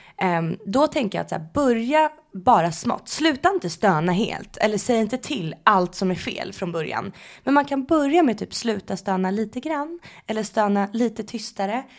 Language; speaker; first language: Swedish; native; Swedish